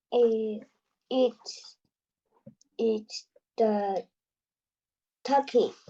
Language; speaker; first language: English; non-native, learner; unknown